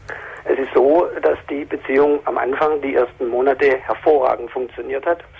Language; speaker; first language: German; native; German